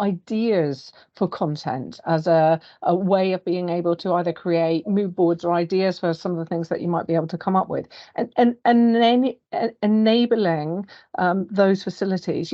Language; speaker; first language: English; native; English